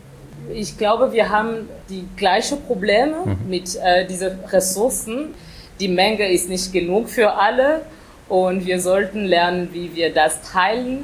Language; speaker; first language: German; non-native, fluent; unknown